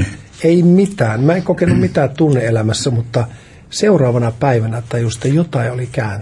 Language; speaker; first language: Finnish; native; Finnish